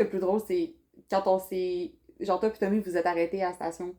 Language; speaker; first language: French; native; French